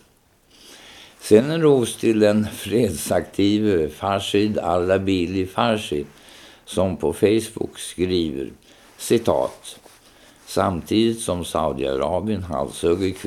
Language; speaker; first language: Swedish; native; Swedish